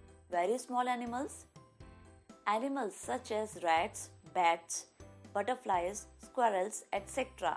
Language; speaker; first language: English; non-native, local second language; Hindi